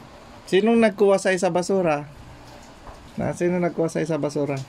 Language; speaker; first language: Filipino; native; Filipino